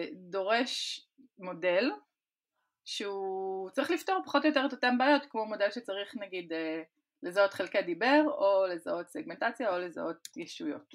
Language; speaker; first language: Hebrew; native; Hebrew